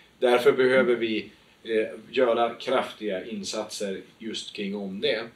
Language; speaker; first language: Swedish; native; Swedish